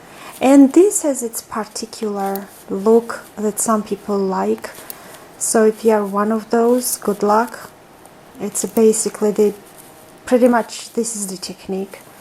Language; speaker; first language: English; non-native, fluent; Georgian